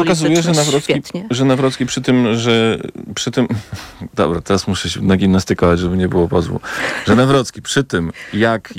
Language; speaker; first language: Polish; native; Polish